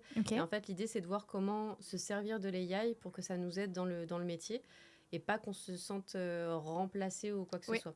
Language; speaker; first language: French; native; French